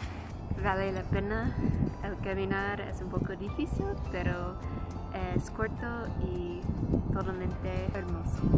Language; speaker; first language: Spanish; non-native, learner; English